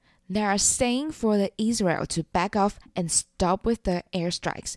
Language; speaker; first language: English; non-native, fluent; Chinese